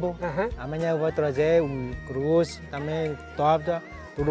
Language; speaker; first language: Portuguese; non-native, learner; Vietnamese